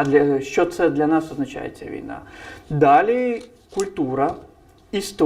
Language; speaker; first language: Ukrainian; non-native, fluent; Crimean Tatar